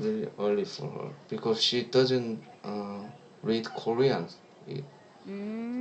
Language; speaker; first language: English; non-native, learner; Korean